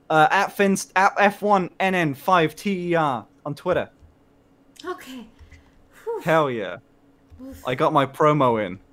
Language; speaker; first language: English; native; English